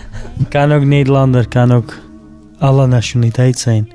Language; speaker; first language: Dutch; non-native, learner; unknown